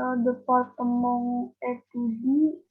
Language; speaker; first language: French; non-native, learner; Indonesian